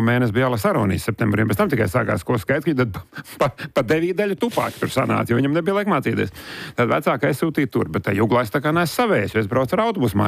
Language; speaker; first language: Latvian; native; Latvian